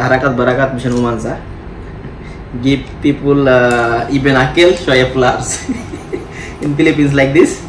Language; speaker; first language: English; non-native, learner; Bangla